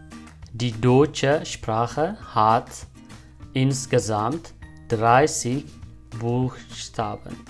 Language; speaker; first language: German; non-native, fluent; Amharic